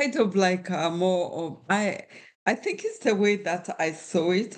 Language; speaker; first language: English; non-native, local second language; Kikuyu